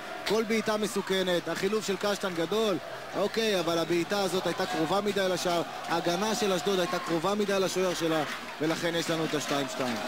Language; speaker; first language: Hebrew; native; Hebrew